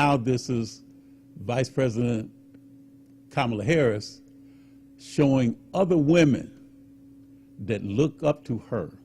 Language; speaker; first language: English; native; English